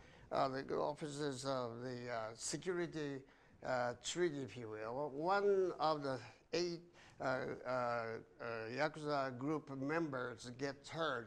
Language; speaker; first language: English; non-native, fluent; Japanese